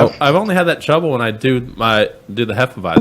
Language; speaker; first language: English; native; English